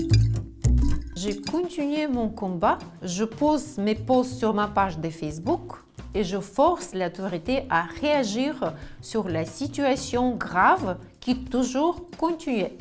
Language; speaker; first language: French; non-native, fluent; Russian